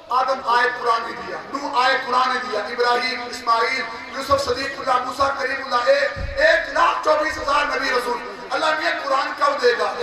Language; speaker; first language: Urdu; non-native, local second language; Saraiki